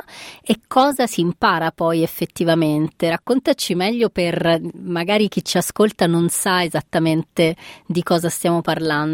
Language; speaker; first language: Italian; native; Italian